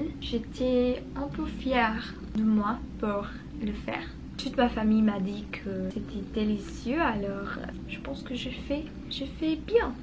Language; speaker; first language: French; non-native, learner; Spanish